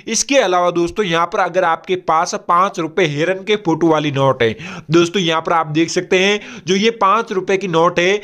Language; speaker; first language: Hindi; non-native, local second language; Gujarati